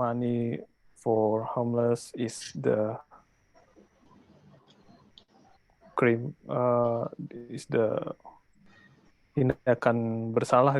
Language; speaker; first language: English; non-native, learner; Indonesian